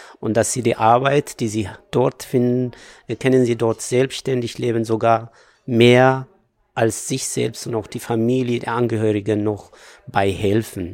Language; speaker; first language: German; non-native, fluent; Amharic